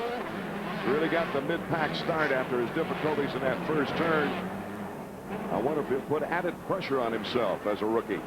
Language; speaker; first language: English; native; English